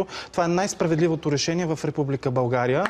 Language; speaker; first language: Bulgarian; native; Bulgarian